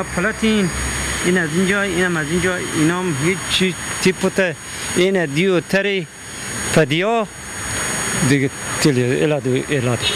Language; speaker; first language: Greek; non-native, learner; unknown